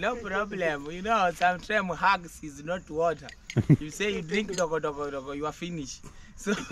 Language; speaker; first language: English; non-native, learner; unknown